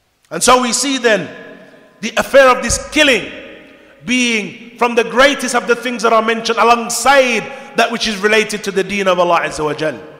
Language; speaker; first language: English; native; English